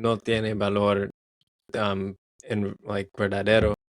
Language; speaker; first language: Spanish; non-native, learner; English